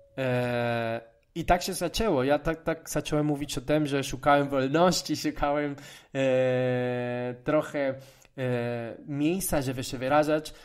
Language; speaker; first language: Polish; non-native, fluent; Spanish